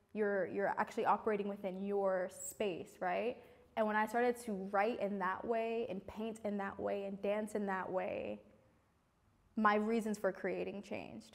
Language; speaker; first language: English; native; English